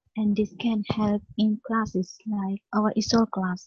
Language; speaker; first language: English; non-native, local second language; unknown